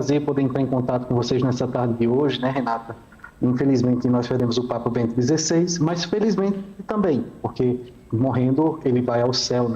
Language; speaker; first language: Portuguese; native; Portuguese